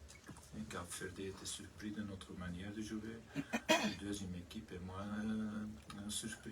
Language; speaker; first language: French; non-native, learner; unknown